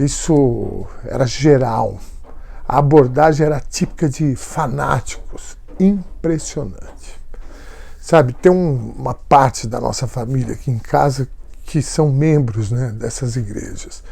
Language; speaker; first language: Portuguese; native; Portuguese